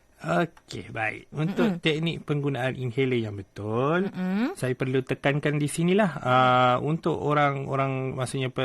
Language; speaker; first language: Malay; native; Malay